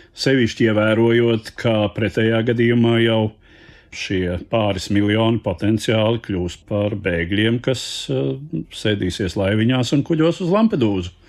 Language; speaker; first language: Latvian; native; Latvian